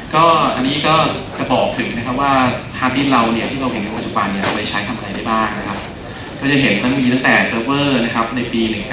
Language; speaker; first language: Thai; native; Thai